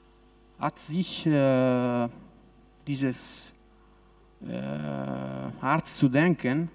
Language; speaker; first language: German; non-native, local second language; Italian